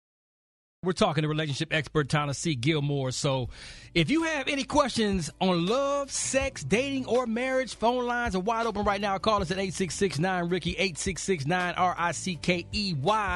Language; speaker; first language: English; native; English